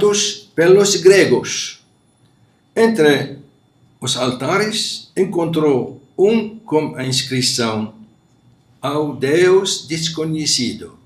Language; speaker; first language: Portuguese; non-native, fluent; Arabic